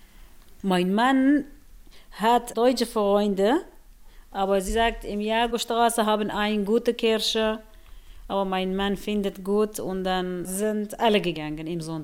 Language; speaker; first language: German; non-native, learner; Arabic